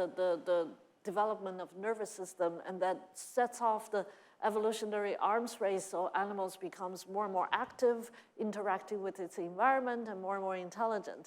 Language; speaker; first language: English; non-native, fluent; Chinese